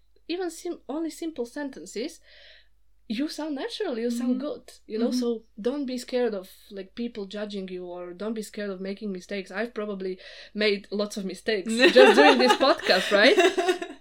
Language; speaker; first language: English; non-native, fluent; Slovak